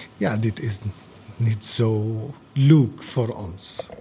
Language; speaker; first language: Dutch; non-native, learner; Arabic